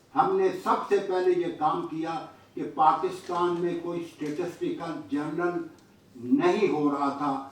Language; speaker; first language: Urdu; non-native, local second language; Punjabi